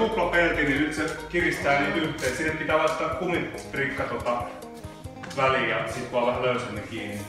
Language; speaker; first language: Finnish; native; Finnish